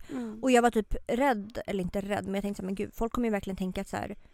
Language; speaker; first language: Swedish; native; Swedish